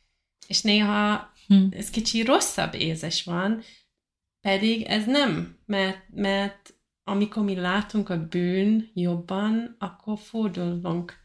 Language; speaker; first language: Hungarian; non-native, learner; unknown